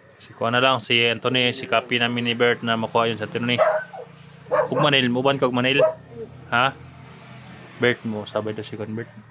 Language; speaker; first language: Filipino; non-native, local second language; Cebuano